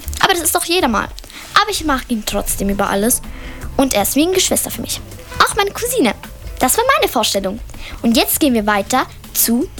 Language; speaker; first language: German; early bilingual, other home language; Italian